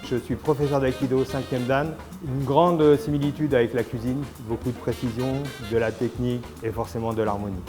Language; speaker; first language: French; native; French